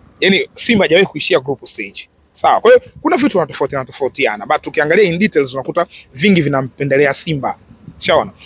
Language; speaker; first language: Swahili; native; Swahili